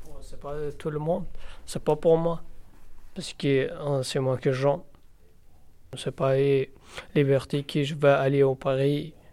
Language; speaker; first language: French; non-native, learner; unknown